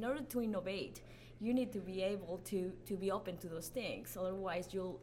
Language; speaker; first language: English; non-native, fluent; Spanish